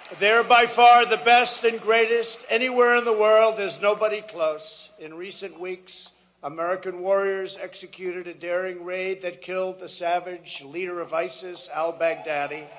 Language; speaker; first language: English; native; English